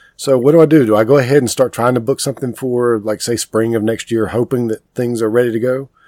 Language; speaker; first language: English; native; English